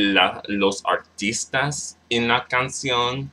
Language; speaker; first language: Spanish; non-native, learner; English